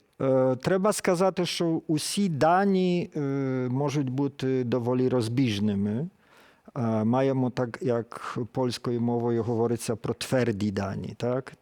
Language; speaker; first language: Ukrainian; early bilingual, heritage; Ukrainian